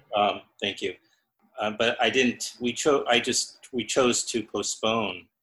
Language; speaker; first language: English; native; English